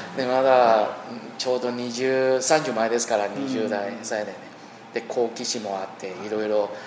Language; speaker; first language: Japanese; non-native, fluent; Chinese